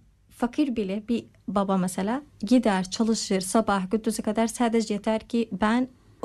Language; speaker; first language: Turkish; non-native, learner; Arabic